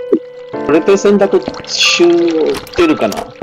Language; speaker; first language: Japanese; non-native, learner; Chinese